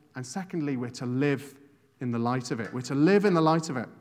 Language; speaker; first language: English; native; English